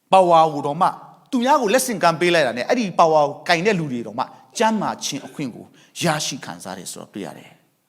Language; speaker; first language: Burmese; non-native, local second language; Thado Chin